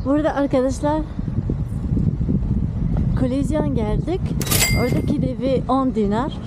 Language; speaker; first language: Turkish; non-native, learner; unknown